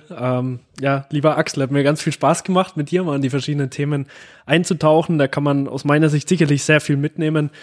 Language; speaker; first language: German; native; German